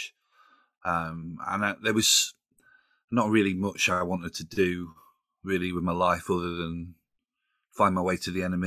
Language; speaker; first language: English; native; English